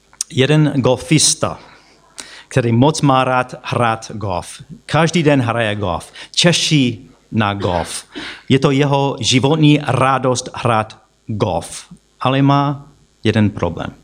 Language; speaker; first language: Czech; non-native, fluent; English